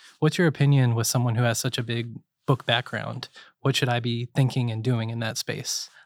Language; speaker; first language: English; native; English